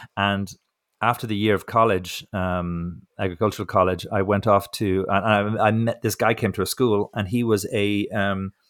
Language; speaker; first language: English; native; English